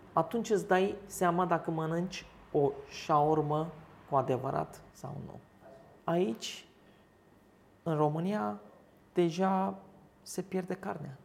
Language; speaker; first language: Romanian; early bilingual, other home language; Turkish